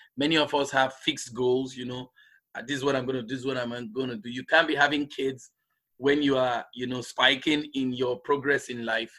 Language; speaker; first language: English; non-native, local second language; Igbo